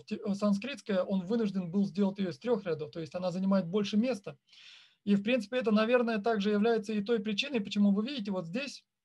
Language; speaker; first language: Russian; native; Russian